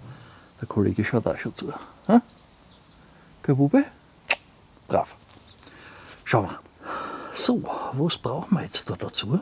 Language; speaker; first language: German; native; German